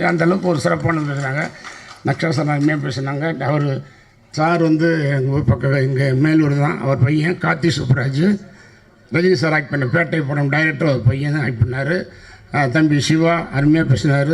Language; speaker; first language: Tamil; native; Tamil